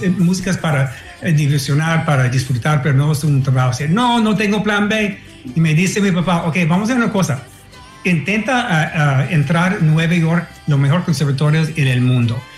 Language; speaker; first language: Spanish; non-native, fluent; English